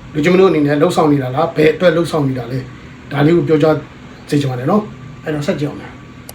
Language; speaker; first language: Burmese; non-native, local second language; Karen languages